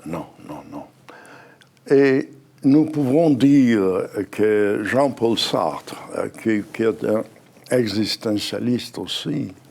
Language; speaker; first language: French; non-native, fluent; Hebrew